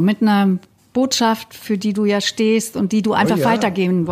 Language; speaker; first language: German; native; German